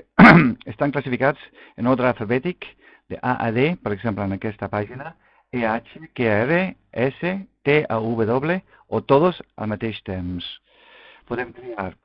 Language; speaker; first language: Catalan; non-native, local second language; Spanish